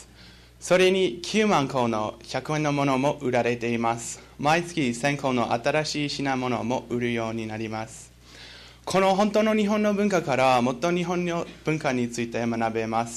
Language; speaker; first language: Japanese; non-native, learner; English